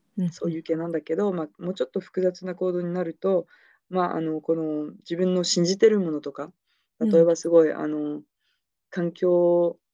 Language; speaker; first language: Japanese; non-native, fluent; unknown